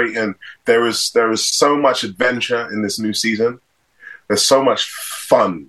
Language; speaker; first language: English; native; English